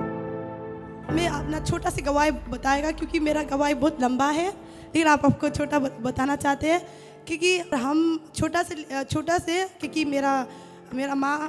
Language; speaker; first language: Hindi; non-native, local second language; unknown